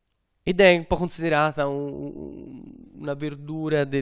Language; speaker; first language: Italian; native; Italian